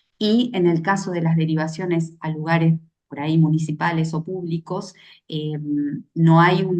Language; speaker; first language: Spanish; native; Spanish